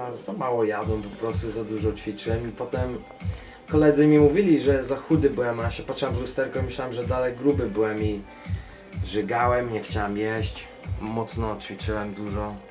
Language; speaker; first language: Polish; early bilingual, heritage; Polish